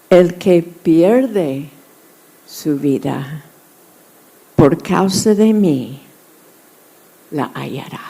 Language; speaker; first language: Spanish; non-native, fluent; English